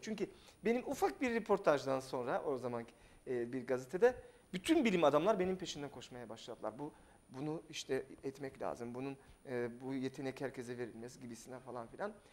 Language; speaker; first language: Turkish; non-native, fluent; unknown